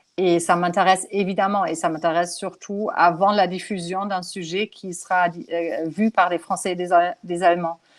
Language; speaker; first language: French; non-native, fluent; German